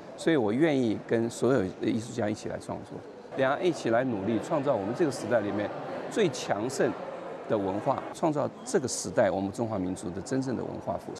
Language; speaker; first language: Chinese; native; Chinese